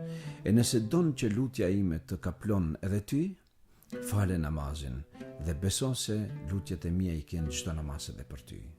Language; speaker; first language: Albanian; native; Albanian